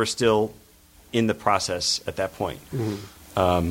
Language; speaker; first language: English; native; English